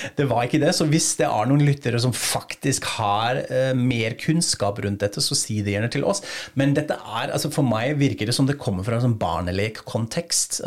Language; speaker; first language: Norwegian; non-native, fluent; German